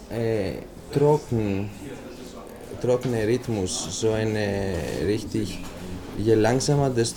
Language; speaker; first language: German; non-native, fluent; Greek